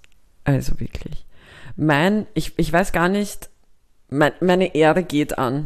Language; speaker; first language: German; native; German